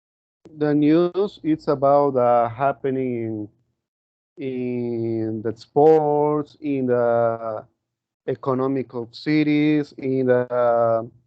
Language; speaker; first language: English; non-native, learner; Spanish